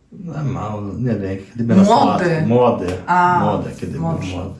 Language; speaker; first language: Polish; non-native, learner; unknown